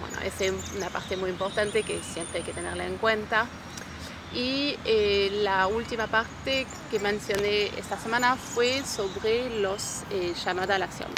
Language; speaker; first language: Spanish; non-native, fluent; French